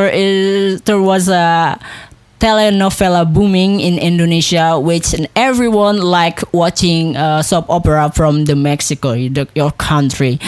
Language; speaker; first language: English; non-native, local second language; Indonesian